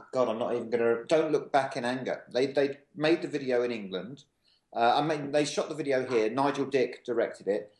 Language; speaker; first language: English; native; English